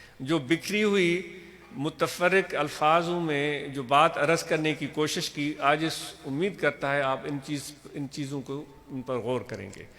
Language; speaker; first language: Urdu; non-native, local second language; Sindhi